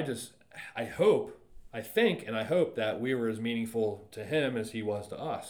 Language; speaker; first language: English; native; English